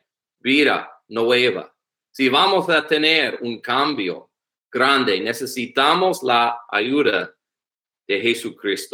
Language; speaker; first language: Spanish; non-native, learner; English